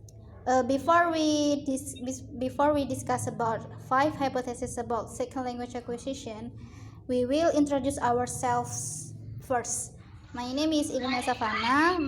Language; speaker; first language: English; non-native, learner; Indonesian